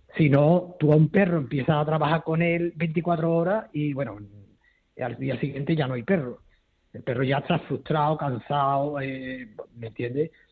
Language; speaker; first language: Spanish; native; Spanish